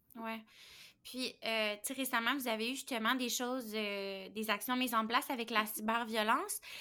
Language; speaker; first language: French; native; French